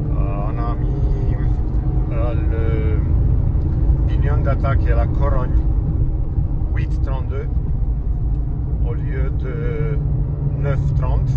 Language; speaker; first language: French; non-native, fluent; Romanian